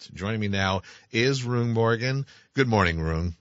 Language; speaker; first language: English; native; English